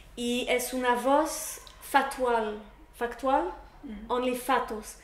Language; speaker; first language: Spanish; non-native, learner; Portuguese